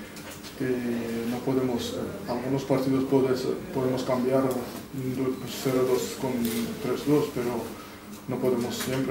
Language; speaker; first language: Spanish; non-native, fluent; Persian